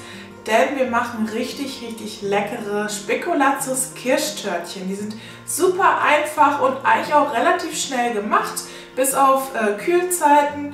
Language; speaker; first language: German; native; German